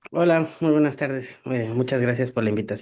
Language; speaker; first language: Spanish; native; Spanish